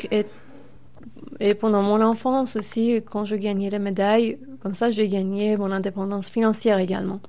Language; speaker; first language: French; non-native, fluent; Persian